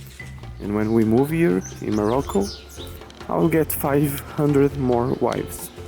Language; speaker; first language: English; non-native, fluent; Portuguese